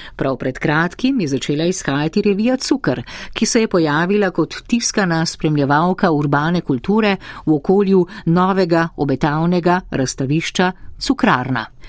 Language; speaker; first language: Slovenian; native; Slovenian